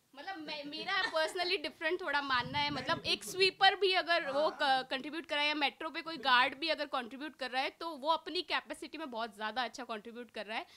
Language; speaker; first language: Hindi; native; Hindi